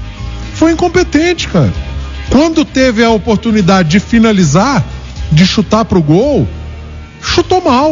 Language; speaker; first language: Portuguese; native; Portuguese